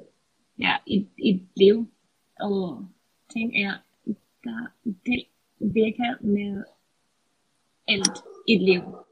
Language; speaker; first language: Danish; non-native, learner; Spanish